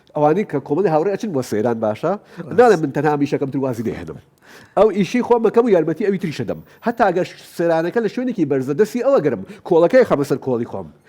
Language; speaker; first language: Central Kurdish; non-native, local second language; Gurani